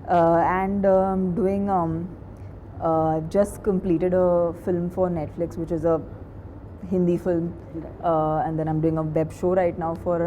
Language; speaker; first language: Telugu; non-native, fluent; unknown